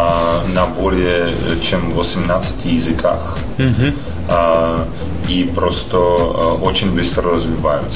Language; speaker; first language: Russian; non-native, fluent; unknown